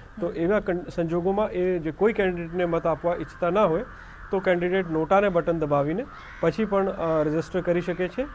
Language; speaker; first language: Gujarati; non-native, local second language; Hindi